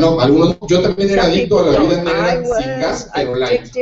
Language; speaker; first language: Spanish; native; Spanish